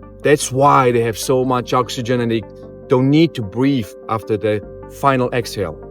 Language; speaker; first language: English; non-native, fluent; Polish